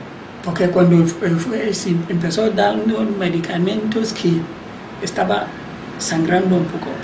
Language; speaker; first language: Spanish; non-native, learner; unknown